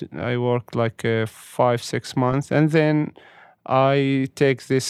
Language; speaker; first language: English; non-native, learner; Arabic